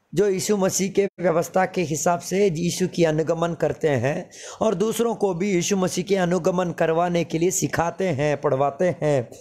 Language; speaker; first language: Hindi; non-native, local second language; Malayalam